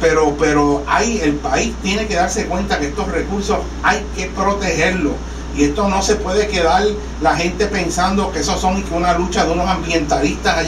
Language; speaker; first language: Spanish; native; Spanish